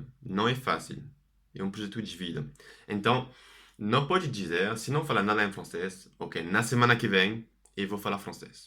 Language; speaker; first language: Portuguese; non-native, fluent; French